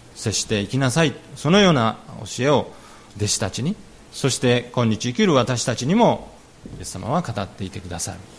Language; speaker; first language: Japanese; native; Japanese